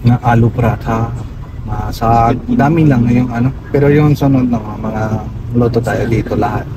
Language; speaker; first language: Filipino; non-native, learner; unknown